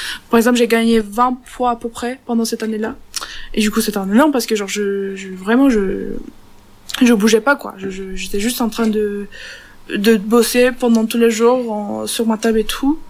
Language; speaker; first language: French; non-native, learner; Turkish